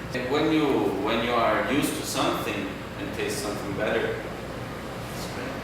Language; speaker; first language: English; non-native, fluent; German